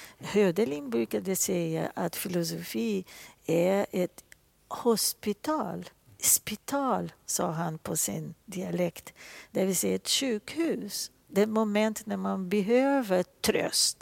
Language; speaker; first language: Swedish; non-native, fluent; Portuguese